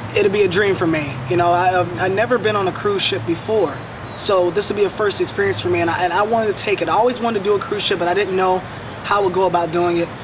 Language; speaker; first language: English; native; English